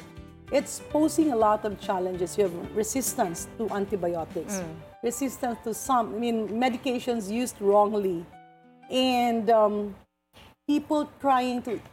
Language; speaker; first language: English; non-native, local second language; Hiligaynon